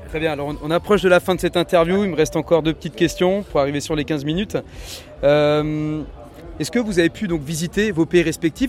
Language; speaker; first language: French; native; French